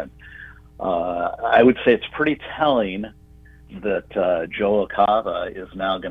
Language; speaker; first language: English; native; English